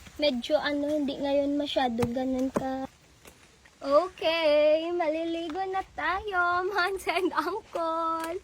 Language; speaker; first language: Filipino; non-native, local second language; Pangasinan